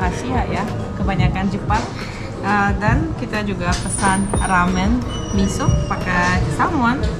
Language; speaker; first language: Indonesian; non-native, fluent; Russian